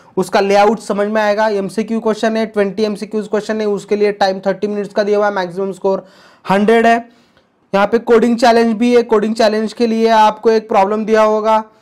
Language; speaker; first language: Hindi; non-native, local second language; Marathi